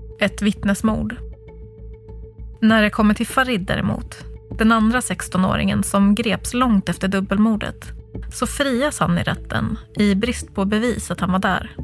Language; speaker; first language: Swedish; native; Swedish